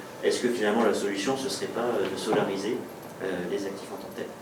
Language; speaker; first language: French; native; French